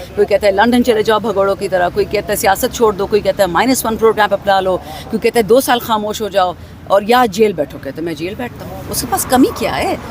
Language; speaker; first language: Urdu; non-native, local second language; Pashto